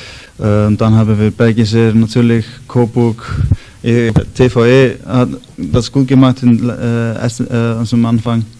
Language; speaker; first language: German; non-native, learner; Icelandic